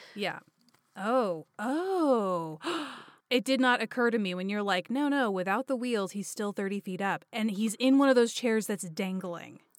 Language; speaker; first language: English; native; English